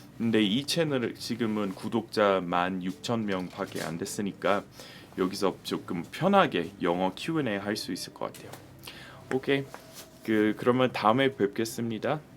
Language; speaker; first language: Korean; non-native, fluent; English